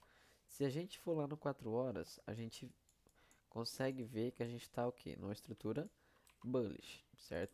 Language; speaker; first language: Portuguese; native; Portuguese